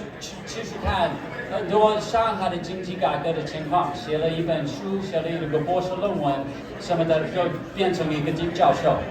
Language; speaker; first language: Chinese; non-native, fluent; English